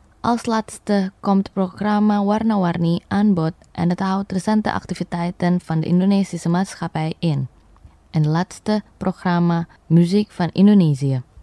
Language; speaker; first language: Dutch; non-native, fluent; Indonesian